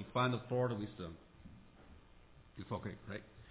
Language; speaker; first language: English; non-native, learner; Chinese